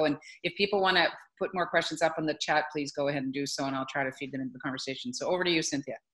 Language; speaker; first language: English; native; English